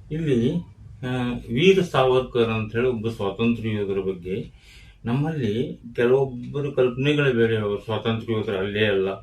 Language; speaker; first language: Kannada; native; Kannada